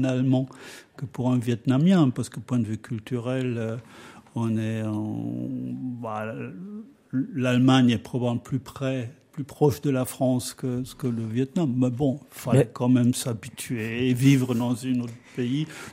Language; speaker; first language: French; non-native, fluent; German